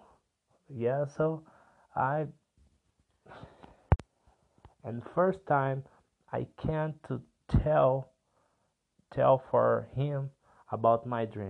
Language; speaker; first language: English; non-native, learner; Portuguese